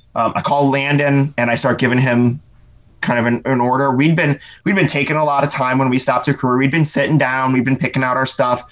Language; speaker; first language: English; native; English